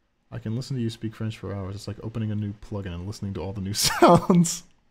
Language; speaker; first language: English; early bilingual, other home language; French